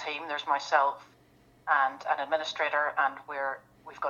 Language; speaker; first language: English; native; English